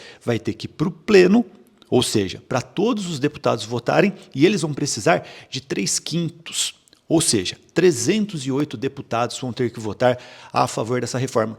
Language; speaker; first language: Portuguese; native; Portuguese